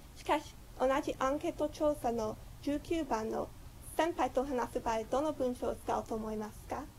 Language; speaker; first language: Japanese; non-native, fluent; English